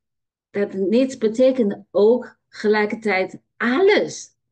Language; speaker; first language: Dutch; non-native, learner; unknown